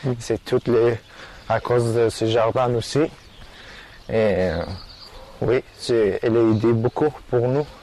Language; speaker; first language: French; non-native, learner; Persian